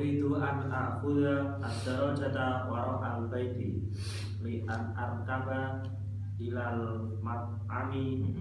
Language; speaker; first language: Arabic; non-native, learner; Indonesian